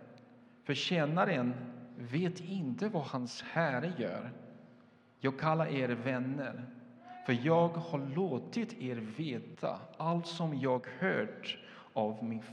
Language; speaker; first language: Swedish; non-native, fluent; Portuguese